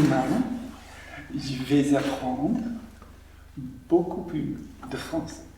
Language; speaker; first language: French; non-native, learner; English